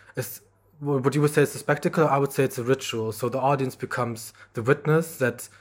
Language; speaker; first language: English; non-native, fluent; German